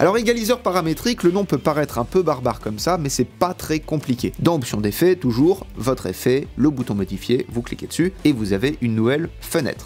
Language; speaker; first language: French; native; French